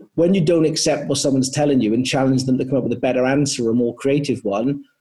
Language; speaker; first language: English; native; English